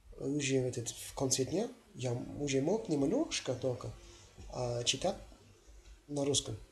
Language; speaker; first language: Russian; non-native, learner; English